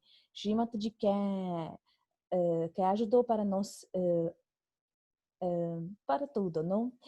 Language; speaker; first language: Portuguese; non-native, fluent; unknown